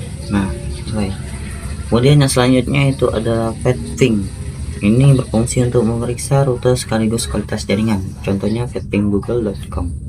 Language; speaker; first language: Indonesian; native; Indonesian